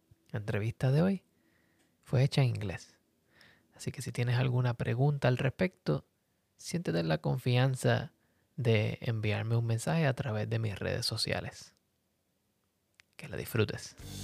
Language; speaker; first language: Spanish; native; Spanish